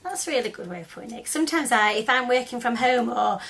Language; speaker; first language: English; native; English